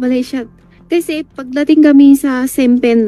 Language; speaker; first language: Filipino; non-native, learner; Chinese